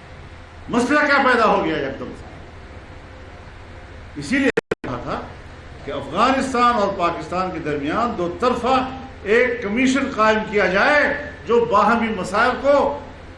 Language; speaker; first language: Urdu; non-native, local second language; Pashto